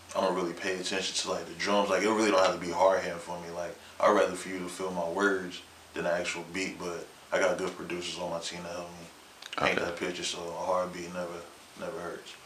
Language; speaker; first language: English; native; English